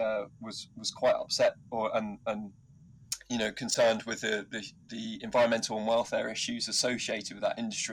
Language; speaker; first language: English; native; English